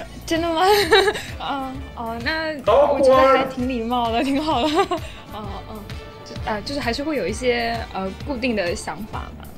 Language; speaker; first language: Chinese; native; Chinese